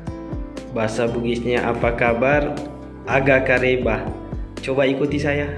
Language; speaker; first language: Indonesian; non-native, local second language; Buginese